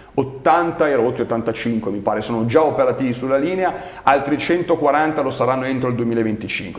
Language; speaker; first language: Italian; native; Italian